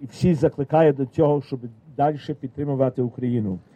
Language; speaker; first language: Ukrainian; early bilingual, heritage; Ukrainian